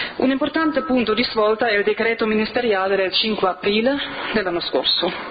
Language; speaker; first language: Italian; non-native, fluent; Arabic